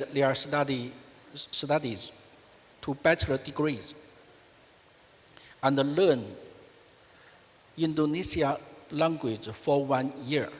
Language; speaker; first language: English; non-native, fluent; Chinese